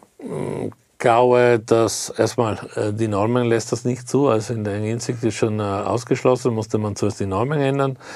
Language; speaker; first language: German; non-native, fluent; Italian